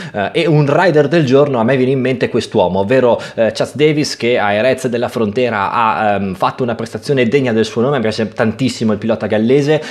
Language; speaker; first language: Italian; native; Italian